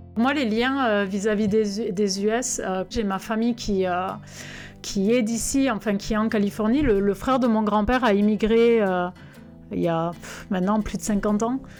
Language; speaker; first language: French; native; French